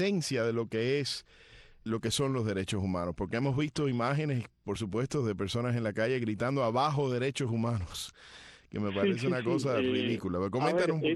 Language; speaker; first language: Spanish; early bilingual, heritage; Spanish